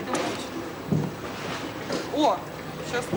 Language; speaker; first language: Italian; non-native, learner; Russian